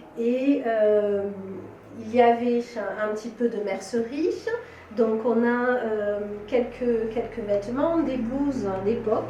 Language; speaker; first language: French; native; French